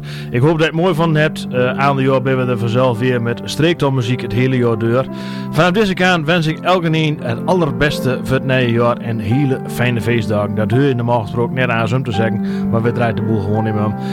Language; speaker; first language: Dutch; native; Dutch